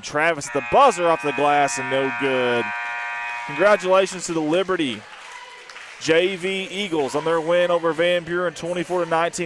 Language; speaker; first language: English; native; English